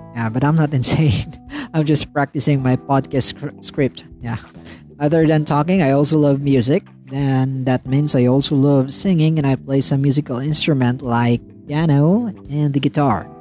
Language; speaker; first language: English; non-native, local second language; Filipino